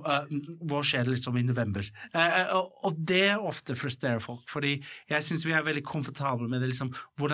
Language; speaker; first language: Norwegian; non-native, fluent; English